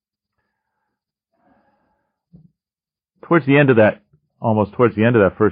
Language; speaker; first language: English; native; English